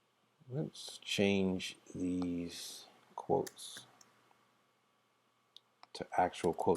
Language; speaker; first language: English; native; English